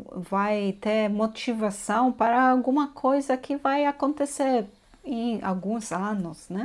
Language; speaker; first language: Portuguese; non-native, fluent; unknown